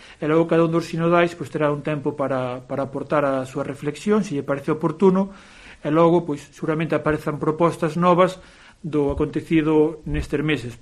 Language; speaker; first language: Galician; native; Galician